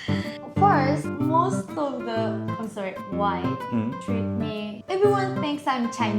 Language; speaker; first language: English; non-native, fluent; Japanese